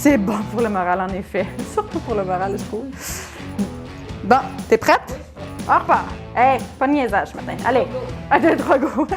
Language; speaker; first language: French; native; French